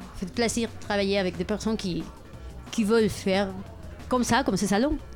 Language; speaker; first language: French; non-native, fluent; Spanish